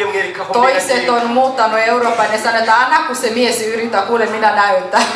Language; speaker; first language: Finnish; non-native, fluent; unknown